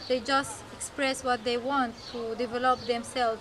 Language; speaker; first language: English; non-native, fluent; Arabic